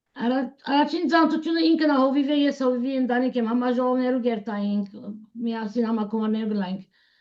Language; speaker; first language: Armenian; early bilingual, heritage; Armenian